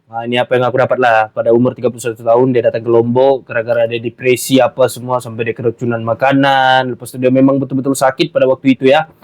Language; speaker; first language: Malay; native; Malay